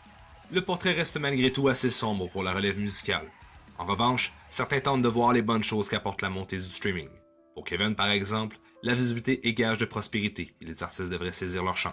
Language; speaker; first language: French; native; French